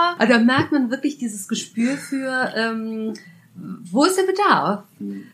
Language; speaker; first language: German; native; German